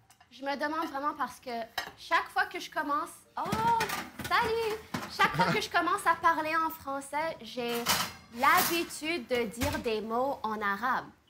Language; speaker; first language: French; early bilingual, heritage; French